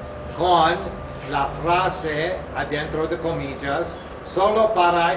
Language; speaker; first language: Spanish; non-native, fluent; English